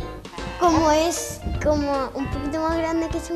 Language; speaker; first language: Spanish; native; Spanish